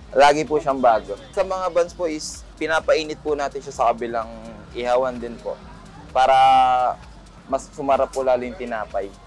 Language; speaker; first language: Filipino; native; Filipino